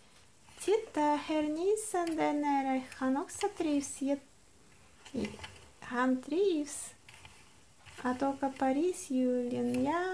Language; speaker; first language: Swedish; non-native, learner; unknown